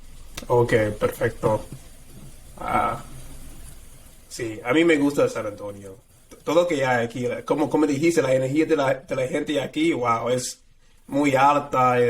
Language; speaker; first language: Spanish; non-native, fluent; English